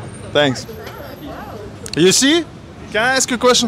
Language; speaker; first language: English; non-native, fluent; Russian